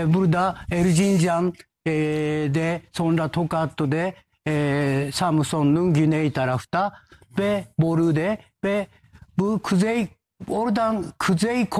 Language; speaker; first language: Turkish; non-native, learner; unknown